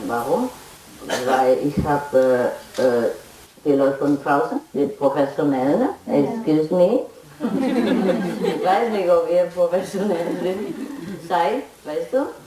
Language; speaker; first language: German; non-native, learner; Vietnamese